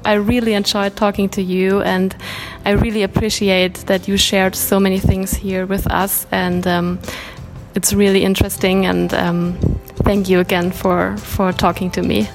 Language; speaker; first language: English; non-native, fluent; German